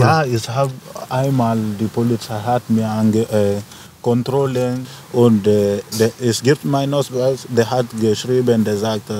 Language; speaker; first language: German; non-native, learner; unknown